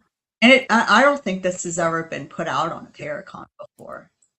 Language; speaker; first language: English; native; English